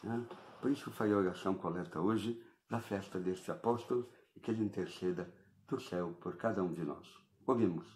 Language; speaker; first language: Portuguese; native; Portuguese